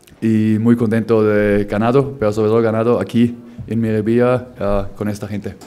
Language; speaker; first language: Spanish; non-native, fluent; German